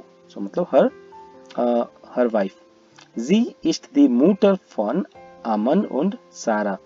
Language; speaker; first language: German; non-native, learner; Hindi